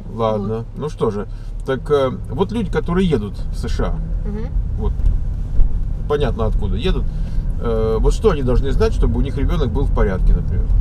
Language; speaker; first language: Russian; native; Russian